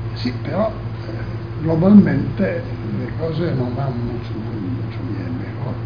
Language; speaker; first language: Spanish; non-native, fluent; Italian